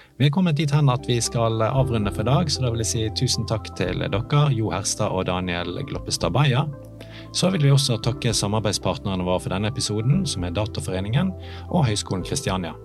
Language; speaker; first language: Norwegian; native; Norwegian